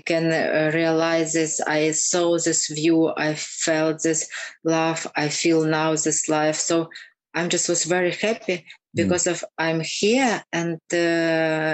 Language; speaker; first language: English; non-native, learner; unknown